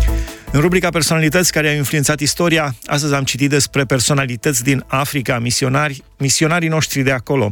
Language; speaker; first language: Romanian; native; Romanian